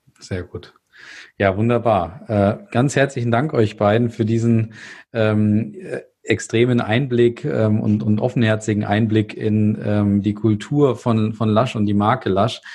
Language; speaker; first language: German; native; German